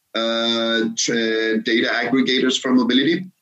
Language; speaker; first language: English; non-native, fluent; Danish